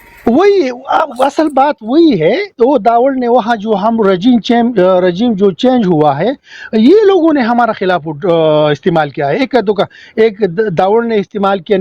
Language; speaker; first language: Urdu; non-native, local second language; Pashto